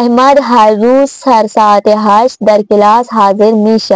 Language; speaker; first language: Persian; non-native, fluent; Urdu